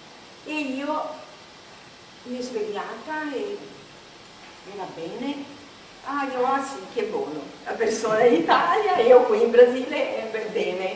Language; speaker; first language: Italian; non-native, learner; Portuguese